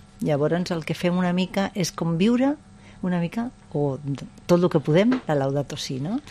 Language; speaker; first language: Catalan; non-native, local second language; Spanish